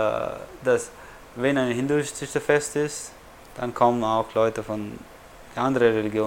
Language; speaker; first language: German; non-native, fluent; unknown